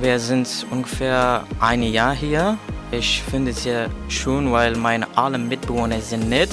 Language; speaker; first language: German; non-native, learner; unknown